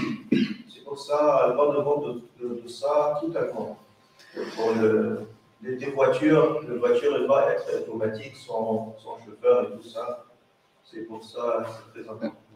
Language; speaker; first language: French; non-native, learner; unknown